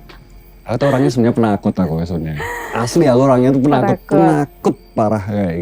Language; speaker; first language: Indonesian; native; Indonesian